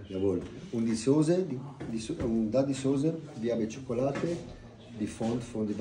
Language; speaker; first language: German; non-native, learner; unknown